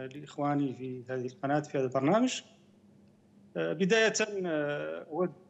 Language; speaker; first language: Arabic; native; Arabic